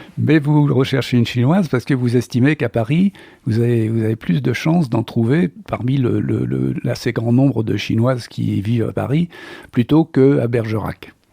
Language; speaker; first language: French; native; French